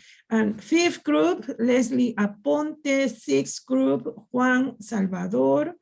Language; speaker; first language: English; non-native, learner; Spanish